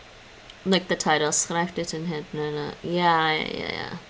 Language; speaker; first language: Dutch; non-native, learner; English